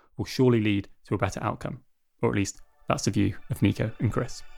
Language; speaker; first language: English; native; English